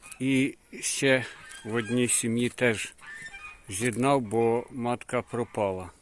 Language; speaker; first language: Ukrainian; native; Ukrainian